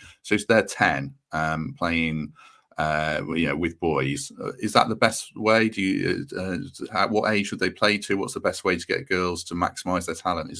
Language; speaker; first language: English; native; English